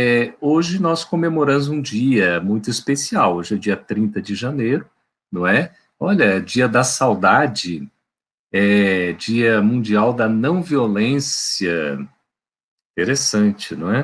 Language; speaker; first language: Portuguese; native; Portuguese